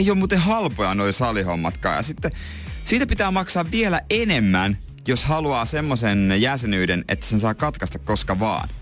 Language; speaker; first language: Finnish; native; Finnish